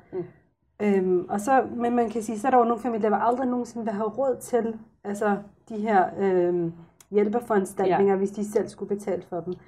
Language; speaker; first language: Danish; early bilingual, other home language; Arabic